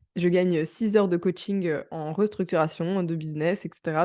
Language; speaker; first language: French; native; French